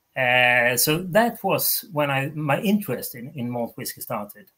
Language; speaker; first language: English; non-native, fluent; Swedish